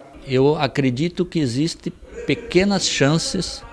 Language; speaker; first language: Portuguese; native; Portuguese